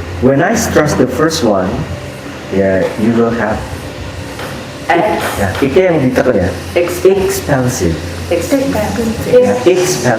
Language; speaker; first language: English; non-native, fluent; Indonesian